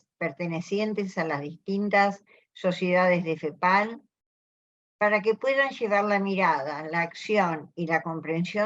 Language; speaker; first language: Spanish; native; Spanish